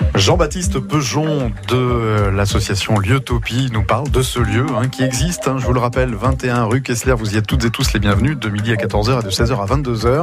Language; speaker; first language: French; native; French